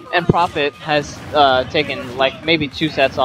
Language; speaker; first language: English; native; English